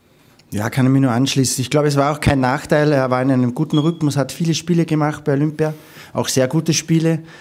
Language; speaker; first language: German; native; German